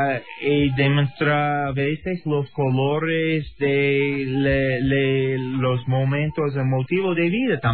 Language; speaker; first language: Spanish; non-native, learner; English